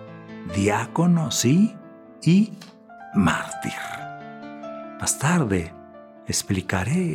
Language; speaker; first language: Spanish; native; Spanish